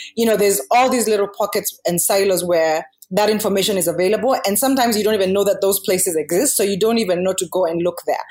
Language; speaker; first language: English; non-native, local second language; Kikuyu